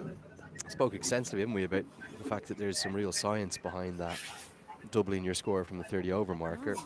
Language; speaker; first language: English; native; English